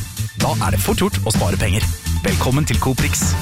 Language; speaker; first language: Norwegian; native; Norwegian